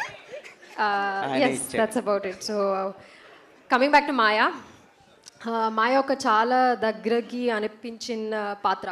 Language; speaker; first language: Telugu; non-native, learner; Malayalam